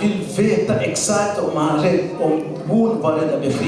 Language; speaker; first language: Swedish; non-native, learner; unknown